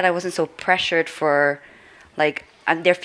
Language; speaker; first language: English; non-native, fluent; Dutch